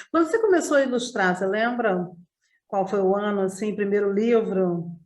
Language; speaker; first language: Portuguese; native; Portuguese